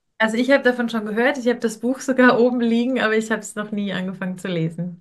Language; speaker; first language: German; native; German